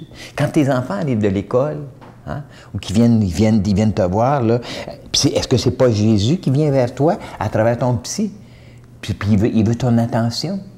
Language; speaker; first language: French; native; French